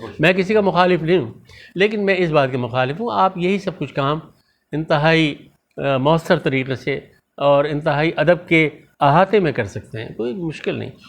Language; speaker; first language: Urdu; native; Urdu